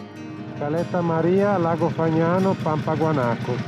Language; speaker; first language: Spanish; non-native, learner; Portuguese